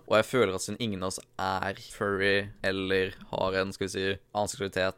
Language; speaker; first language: Norwegian; native; Norwegian